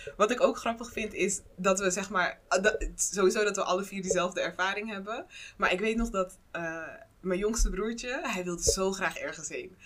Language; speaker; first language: Dutch; early bilingual, other home language; Kinyarwanda